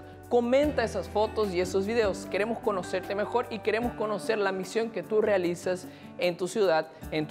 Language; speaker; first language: Spanish; native; Spanish